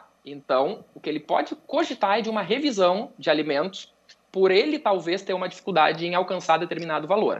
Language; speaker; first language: Portuguese; native; Portuguese